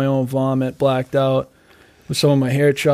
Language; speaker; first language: English; native; English